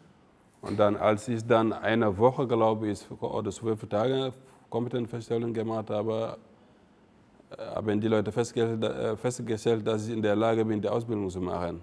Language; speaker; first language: German; non-native, fluent; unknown